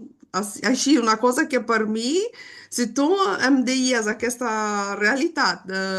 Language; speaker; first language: Catalan; non-native, fluent; Portuguese